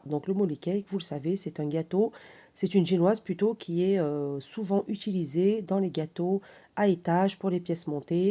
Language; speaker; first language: French; native; French